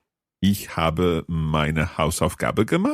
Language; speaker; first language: German; non-native, fluent; English